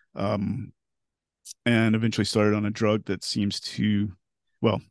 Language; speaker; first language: English; native; English